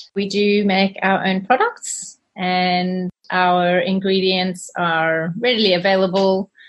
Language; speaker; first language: English; native; English